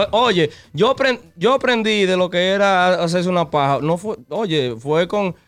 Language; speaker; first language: Spanish; early bilingual, heritage; Spanish